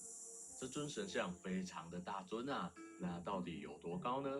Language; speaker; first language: Chinese; native; Chinese